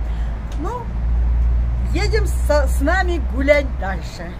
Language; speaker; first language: Russian; native; Russian